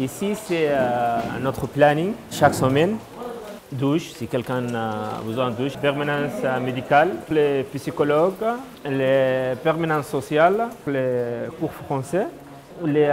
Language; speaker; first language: French; non-native, learner; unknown